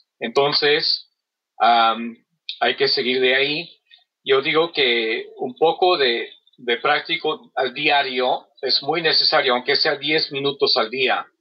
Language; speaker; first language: Spanish; non-native, fluent; English